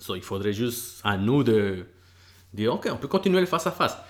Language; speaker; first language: French; early bilingual, other home language; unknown